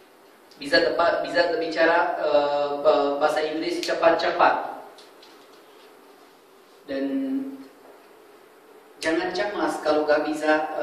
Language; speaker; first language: Indonesian; non-native, fluent; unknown